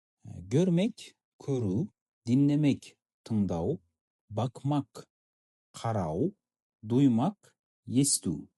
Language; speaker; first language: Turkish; non-native, fluent; Kazakh